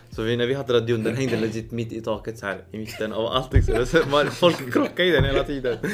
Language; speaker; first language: Swedish; non-native, fluent; Arabic